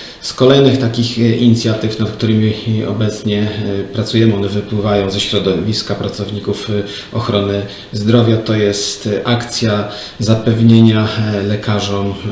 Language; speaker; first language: Polish; native; Polish